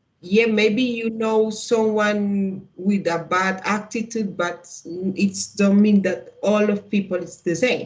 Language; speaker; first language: English; non-native, learner; Spanish